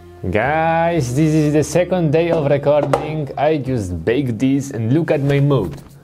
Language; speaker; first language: English; non-native, fluent; Polish